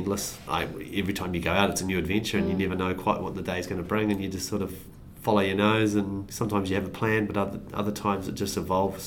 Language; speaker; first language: English; native; English